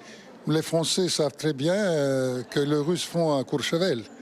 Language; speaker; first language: French; non-native, fluent; Russian